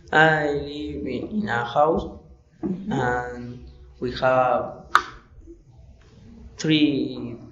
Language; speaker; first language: English; non-native, learner; Spanish